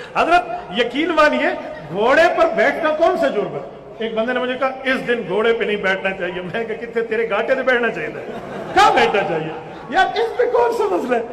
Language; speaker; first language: Urdu; non-native, local second language; Saraiki